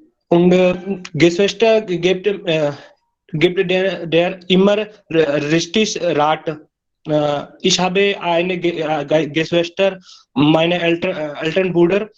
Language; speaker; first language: German; non-native, learner; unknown